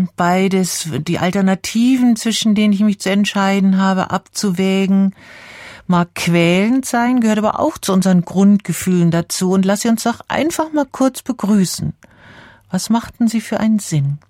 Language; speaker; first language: German; native; German